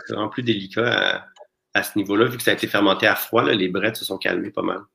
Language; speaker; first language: French; native; French